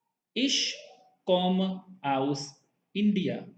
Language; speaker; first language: German; non-native, fluent; Hindi